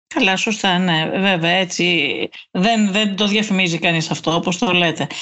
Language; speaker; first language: Greek; native; Greek